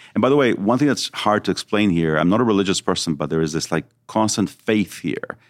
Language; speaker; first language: English; early bilingual, other home language; Hebrew